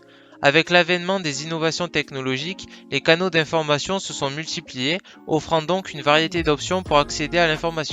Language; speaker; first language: French; native; French